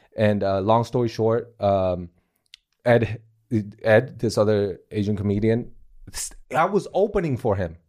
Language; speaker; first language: English; non-native, fluent; Chinese